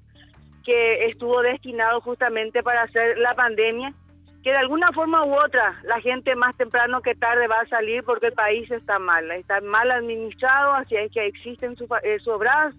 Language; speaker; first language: Spanish; native; Spanish